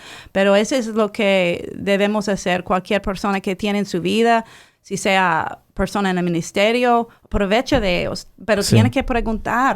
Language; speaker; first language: Spanish; non-native, fluent; English